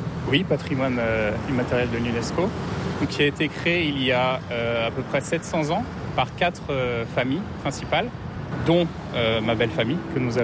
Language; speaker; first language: French; native; French